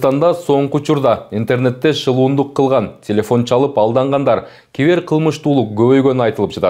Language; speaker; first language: Kyrgyz; native; Kyrgyz